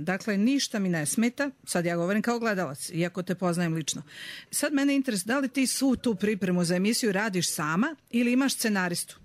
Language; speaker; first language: Croatian; native; Croatian